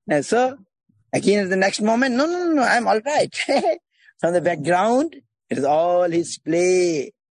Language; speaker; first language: English; non-native, local second language; Bangla